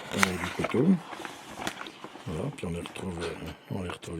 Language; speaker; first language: French; native; French